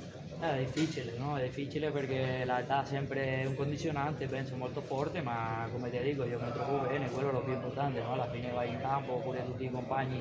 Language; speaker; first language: Italian; non-native, fluent; Spanish